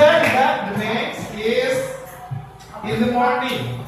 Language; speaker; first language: English; non-native, learner; Indonesian